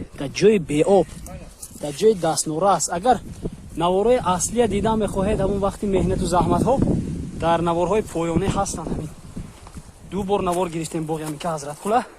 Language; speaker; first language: Tajik; native; Tajik